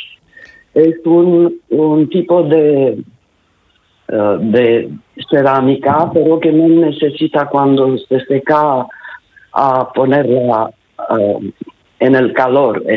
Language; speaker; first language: Spanish; non-native, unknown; Romanian